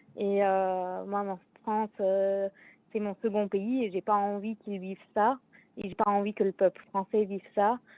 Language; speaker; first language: French; non-native, fluent; Arabic